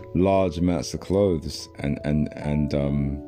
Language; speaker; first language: English; native; English